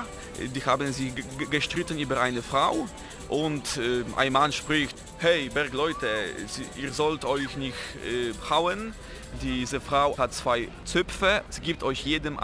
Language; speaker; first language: German; non-native, fluent; Polish